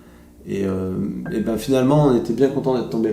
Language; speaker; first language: French; native; French